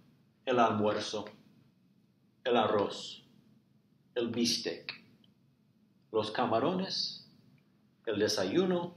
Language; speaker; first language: Spanish; non-native, fluent; English